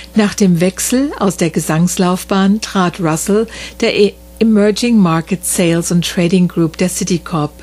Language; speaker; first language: German; native; German